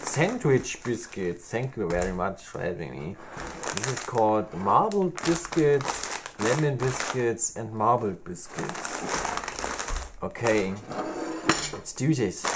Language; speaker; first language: English; non-native, learner; German